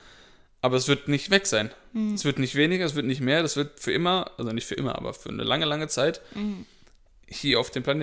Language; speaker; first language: German; native; German